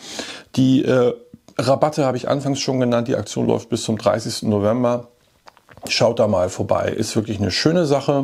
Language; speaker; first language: German; native; German